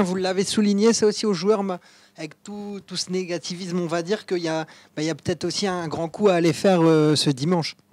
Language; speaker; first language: French; native; French